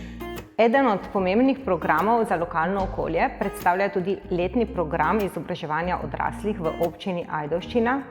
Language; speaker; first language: Slovenian; native; Slovenian